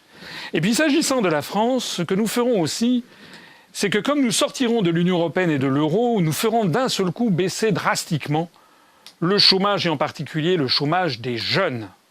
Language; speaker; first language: French; native; French